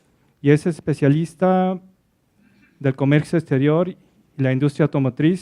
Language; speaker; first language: Spanish; native; Spanish